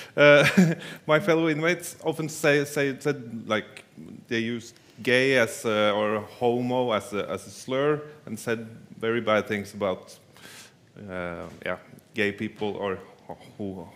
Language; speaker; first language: English; non-native, fluent; Norwegian